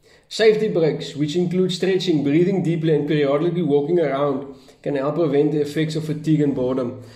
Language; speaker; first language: English; non-native, local second language; Afrikaans